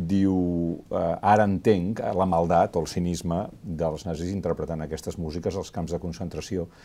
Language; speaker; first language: Catalan; native; Catalan